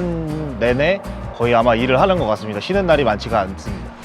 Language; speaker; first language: Korean; native; Korean